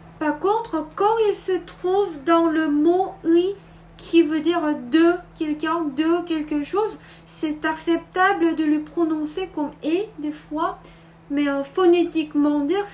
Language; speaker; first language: French; non-native, fluent; Korean